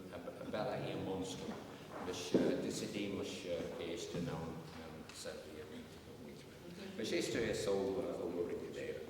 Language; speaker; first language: Portuguese; non-native, learner; English